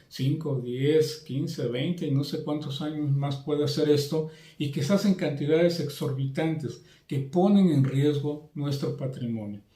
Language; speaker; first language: Spanish; native; Spanish